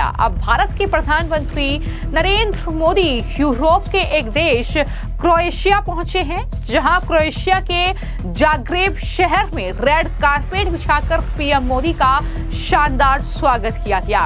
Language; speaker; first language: Hindi; native; Hindi